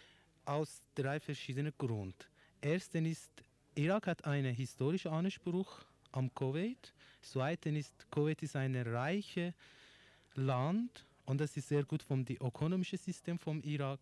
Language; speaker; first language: German; non-native, learner; Persian